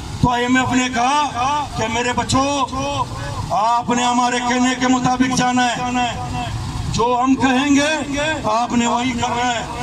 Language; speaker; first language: Urdu; non-native, local second language; Pashto